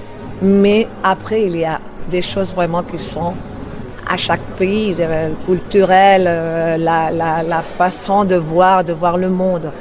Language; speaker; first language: French; non-native, fluent; Spanish